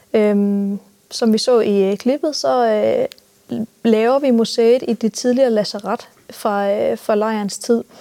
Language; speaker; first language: Danish; native; Danish